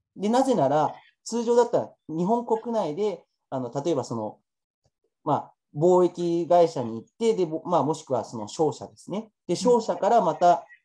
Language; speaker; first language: Japanese; early bilingual, other home language; Chinese